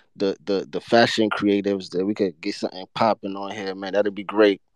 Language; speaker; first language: English; non-native, local second language; Akan